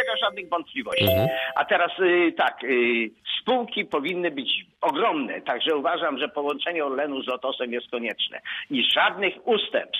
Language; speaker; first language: Polish; native; Polish